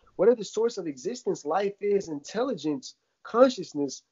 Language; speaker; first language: English; early bilingual, other home language; Russian